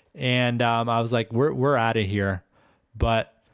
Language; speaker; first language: English; native; English